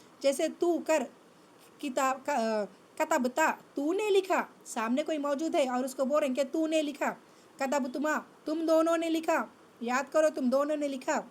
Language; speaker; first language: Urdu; native; Urdu